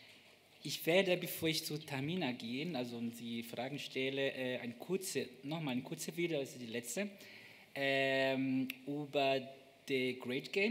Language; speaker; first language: German; non-native, fluent; Portuguese